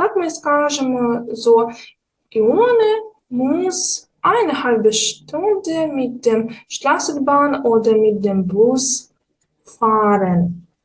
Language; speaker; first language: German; non-native, fluent; Ukrainian